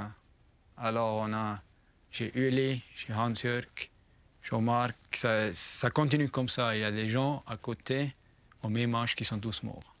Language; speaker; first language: French; non-native, local second language; German